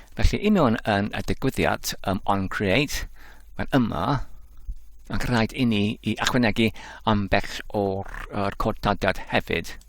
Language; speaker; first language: Welsh; non-native, learner; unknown